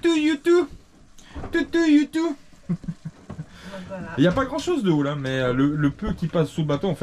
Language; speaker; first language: French; native; French